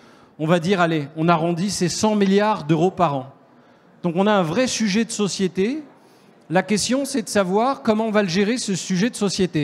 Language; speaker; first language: French; native; French